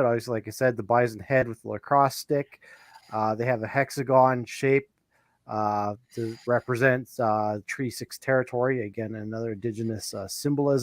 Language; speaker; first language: English; native; English